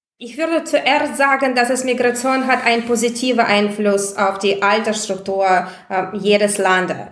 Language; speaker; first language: German; non-native, fluent; Russian